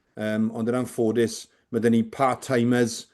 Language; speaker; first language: Welsh; native; Welsh